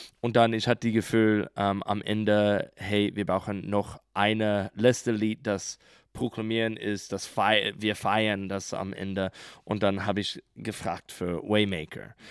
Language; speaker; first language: German; non-native, learner; English